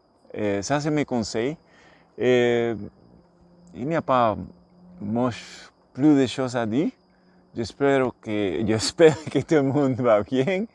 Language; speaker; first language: French; non-native, learner; English